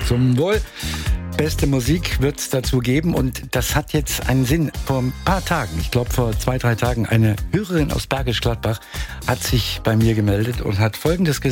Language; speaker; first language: German; native; German